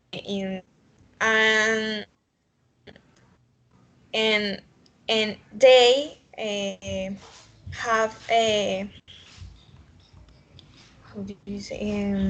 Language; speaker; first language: English; non-native, learner; Spanish